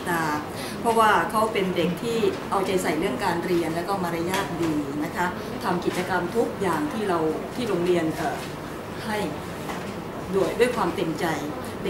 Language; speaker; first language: Thai; native; Thai